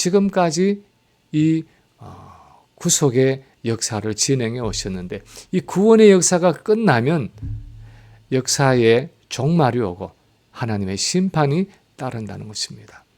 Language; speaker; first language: Korean; native; Korean